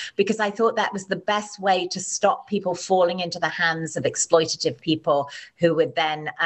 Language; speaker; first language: English; native; English